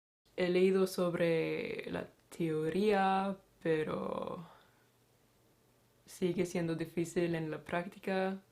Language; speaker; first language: Spanish; non-native, fluent; Swedish